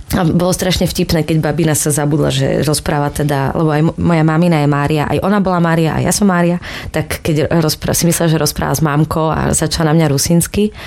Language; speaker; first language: Slovak; native; Slovak